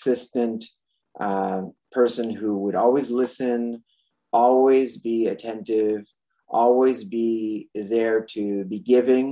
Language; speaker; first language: English; non-native, fluent; French